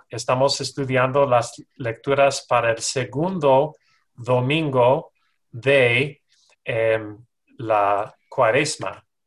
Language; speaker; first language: Spanish; non-native, learner; English